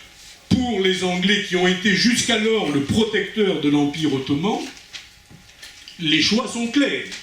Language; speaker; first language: French; native; French